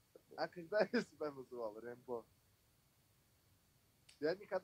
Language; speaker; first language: Russian; non-native, local second language; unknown